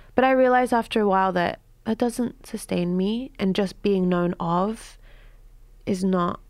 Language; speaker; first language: English; native; English